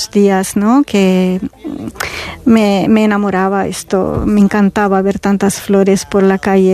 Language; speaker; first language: Spanish; non-native, fluent; Arabic